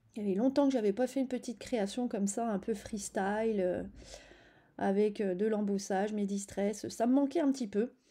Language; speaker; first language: French; native; French